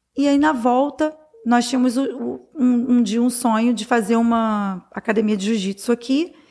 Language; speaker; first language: Portuguese; native; Portuguese